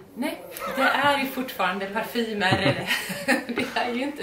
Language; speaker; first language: Swedish; native; Swedish